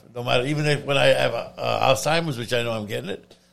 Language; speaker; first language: English; non-native, fluent; Italian